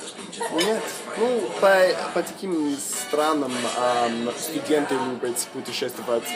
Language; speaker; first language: Russian; non-native, fluent; English